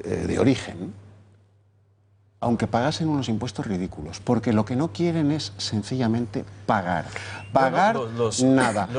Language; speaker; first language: Spanish; native; Spanish